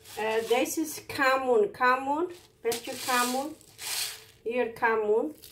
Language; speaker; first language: Dutch; non-native, learner; Somali